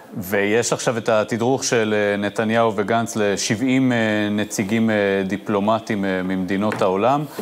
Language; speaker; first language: Hebrew; native; Hebrew